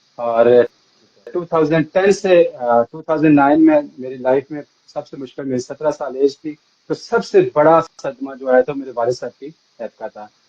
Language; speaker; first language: Urdu; non-native, local second language; Northern Hindko